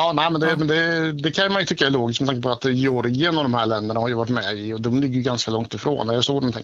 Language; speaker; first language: Swedish; native; Swedish